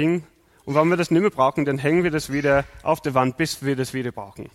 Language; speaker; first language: German; non-native, fluent; English